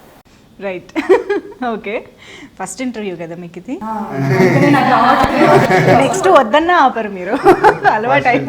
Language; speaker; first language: Telugu; native; Telugu